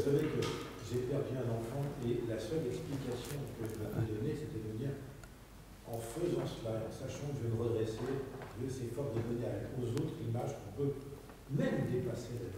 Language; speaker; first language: French; native; French